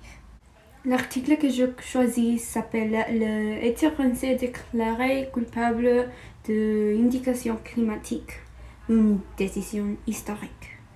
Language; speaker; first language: French; non-native, learner; English